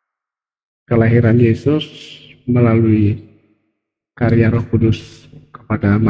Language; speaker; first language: Indonesian; native; Indonesian